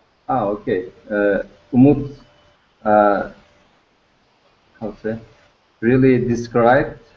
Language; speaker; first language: English; non-native, learner; Turkish